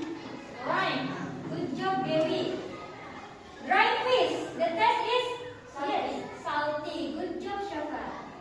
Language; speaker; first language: English; non-native, learner; Indonesian